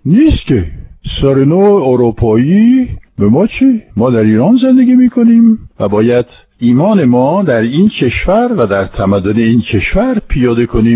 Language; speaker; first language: Persian; non-native, fluent; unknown